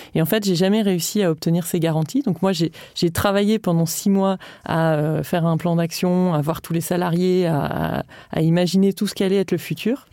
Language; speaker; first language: French; native; French